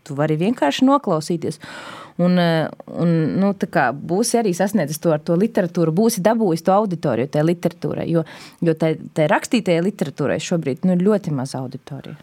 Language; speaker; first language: Latvian; native; Latvian